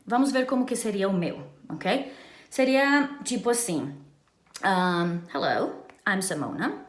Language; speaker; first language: Portuguese; non-native, fluent; Romanian